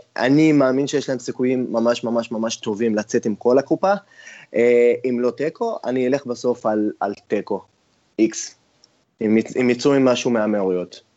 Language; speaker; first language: Hebrew; non-native, local second language; Arabic